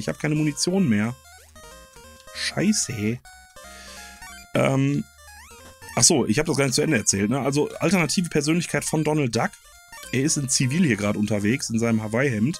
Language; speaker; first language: German; native; German